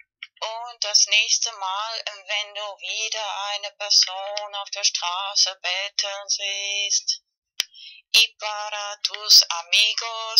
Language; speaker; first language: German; non-native, learner; Spanish